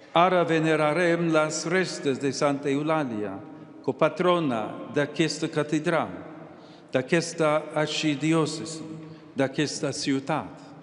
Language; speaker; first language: Catalan; non-native, learner; English